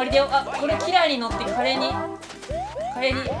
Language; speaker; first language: Japanese; native; Japanese